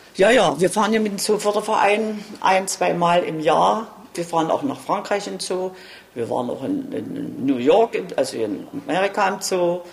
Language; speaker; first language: German; native; German